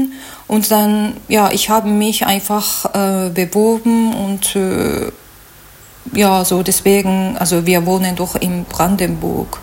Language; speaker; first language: German; non-native, learner; Japanese